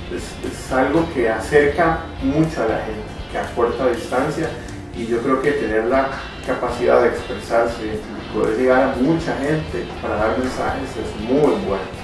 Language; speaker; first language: Spanish; native; Spanish